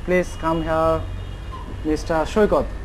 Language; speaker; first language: English; non-native, learner; Bangla